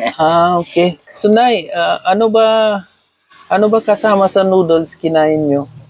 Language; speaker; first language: Filipino; non-native, learner; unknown